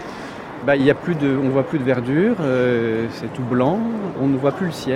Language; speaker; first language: French; native; French